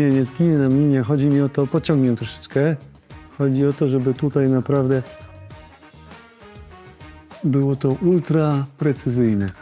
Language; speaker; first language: Polish; native; Polish